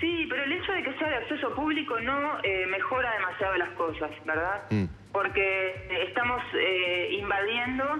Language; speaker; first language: Spanish; native; Spanish